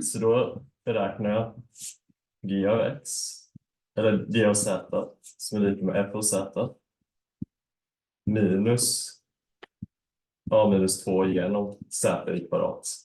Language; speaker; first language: Swedish; native; Swedish